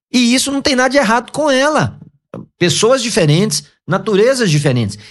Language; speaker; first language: Portuguese; native; Portuguese